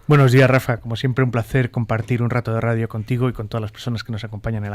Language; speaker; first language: Spanish; native; Spanish